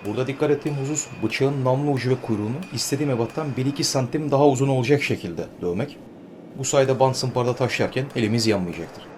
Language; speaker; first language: Turkish; native; Turkish